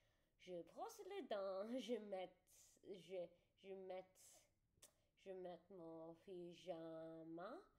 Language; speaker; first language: French; non-native, learner; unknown